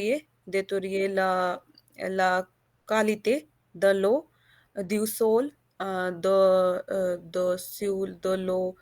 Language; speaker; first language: French; non-native, learner; Hindi